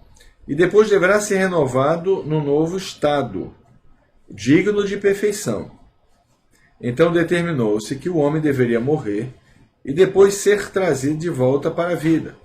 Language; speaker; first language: Portuguese; native; Portuguese